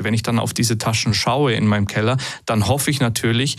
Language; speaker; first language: German; native; German